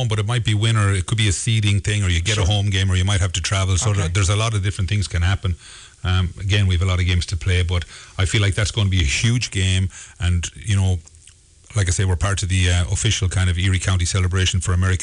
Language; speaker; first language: English; native; English